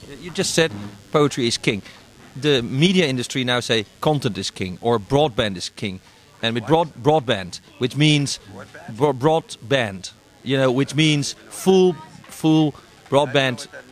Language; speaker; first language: English; non-native, fluent; Dutch